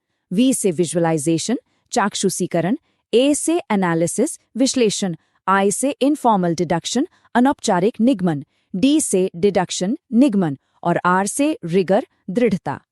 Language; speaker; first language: Hindi; native; Hindi